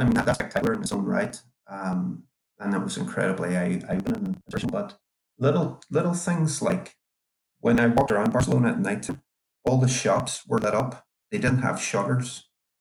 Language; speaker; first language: English; native; English